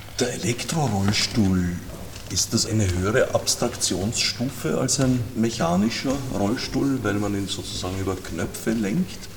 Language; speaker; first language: German; native; German